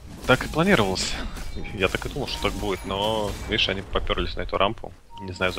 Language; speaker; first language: Russian; native; Russian